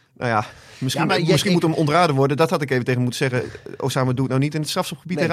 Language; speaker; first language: Dutch; native; Dutch